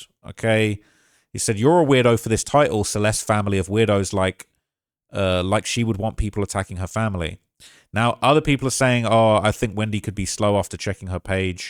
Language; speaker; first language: English; native; English